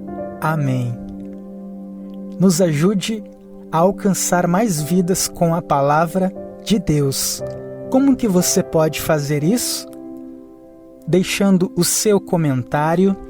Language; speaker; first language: Portuguese; native; Portuguese